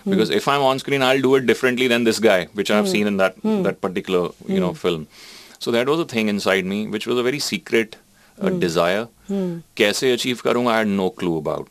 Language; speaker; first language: English; non-native, local second language; Punjabi